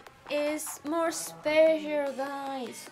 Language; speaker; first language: English; non-native, learner; Korean